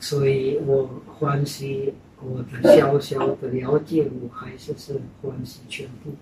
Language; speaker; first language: Chinese; non-native, fluent; Czech